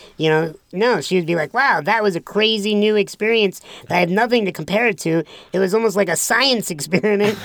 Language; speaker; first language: English; native; English